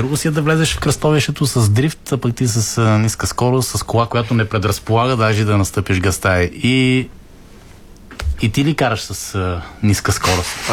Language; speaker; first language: Bulgarian; native; Bulgarian